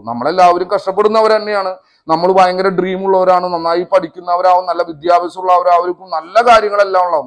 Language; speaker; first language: Malayalam; native; Malayalam